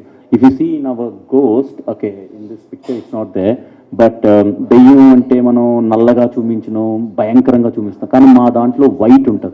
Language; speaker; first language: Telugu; early bilingual, heritage; English